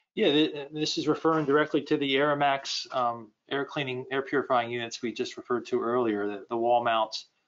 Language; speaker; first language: English; native; English